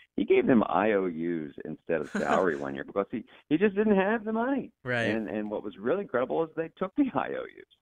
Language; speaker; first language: English; native; English